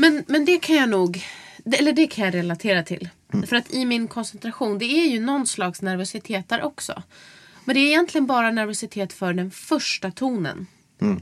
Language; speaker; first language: Swedish; native; Swedish